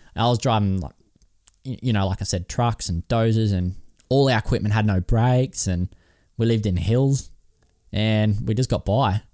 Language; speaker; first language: English; native; English